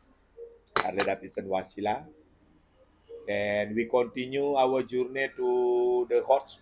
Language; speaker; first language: English; non-native, learner; Indonesian